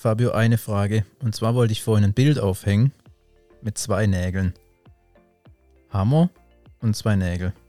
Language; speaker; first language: German; native; German